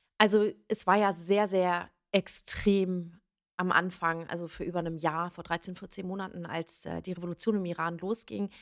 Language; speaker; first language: German; early bilingual, other home language; Persian